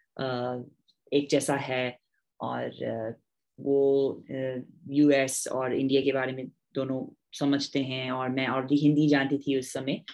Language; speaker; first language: Hindi; non-native, fluent; English